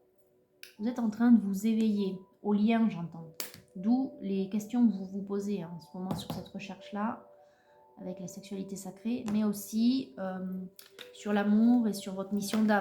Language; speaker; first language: French; native; French